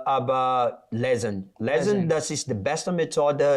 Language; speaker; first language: German; non-native, learner; Portuguese